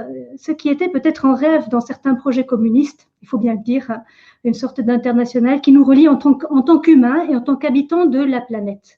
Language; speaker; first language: French; native; French